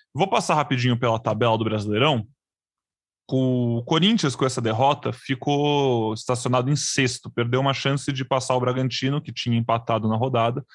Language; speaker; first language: Portuguese; native; Portuguese